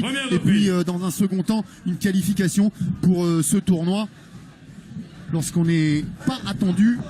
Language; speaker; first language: French; native; French